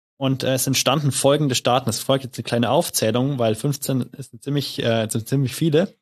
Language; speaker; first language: German; native; German